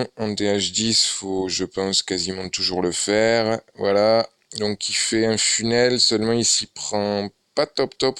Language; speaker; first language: French; native; French